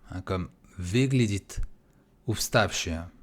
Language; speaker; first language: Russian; non-native, fluent; French